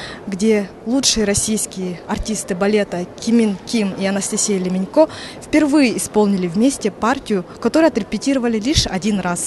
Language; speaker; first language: Russian; native; Russian